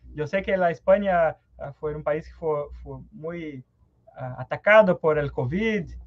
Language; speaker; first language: Spanish; non-native, learner; Portuguese